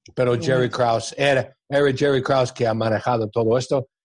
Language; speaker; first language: Spanish; non-native, fluent; English